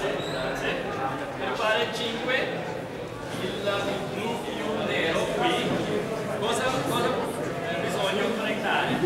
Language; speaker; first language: Italian; non-native, fluent; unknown